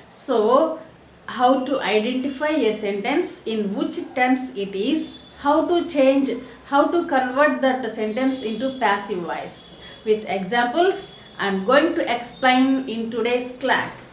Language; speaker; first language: English; non-native, local second language; Telugu